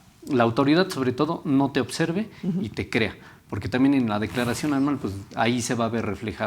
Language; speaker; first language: Spanish; native; Spanish